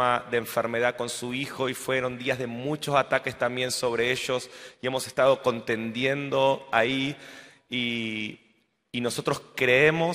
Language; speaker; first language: Spanish; native; Spanish